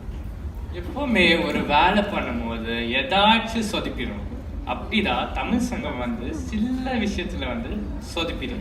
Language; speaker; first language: Tamil; early bilingual, heritage; Tamil